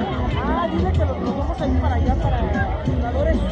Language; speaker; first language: Spanish; native; Spanish